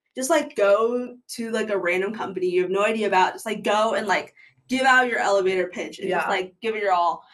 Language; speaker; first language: English; native; English